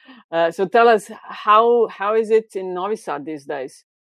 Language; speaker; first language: English; non-native, fluent; Slovenian